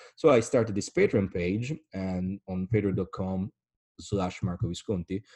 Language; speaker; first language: English; non-native, fluent; Italian